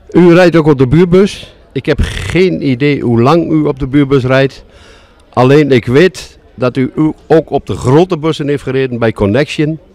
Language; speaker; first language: Dutch; native; Dutch